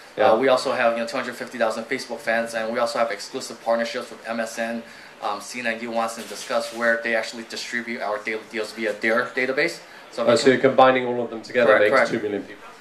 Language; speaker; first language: English; native; English